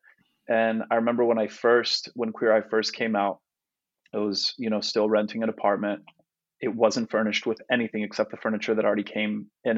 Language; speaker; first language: English; non-native, fluent; Polish